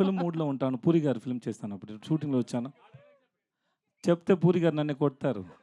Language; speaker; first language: Telugu; non-native, learner; Tamil